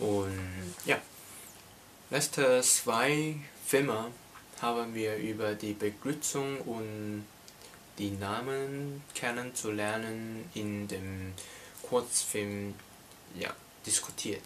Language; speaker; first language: German; non-native, learner; Cantonese